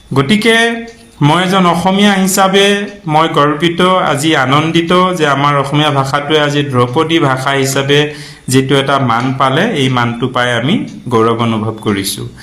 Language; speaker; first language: Assamese; native; Assamese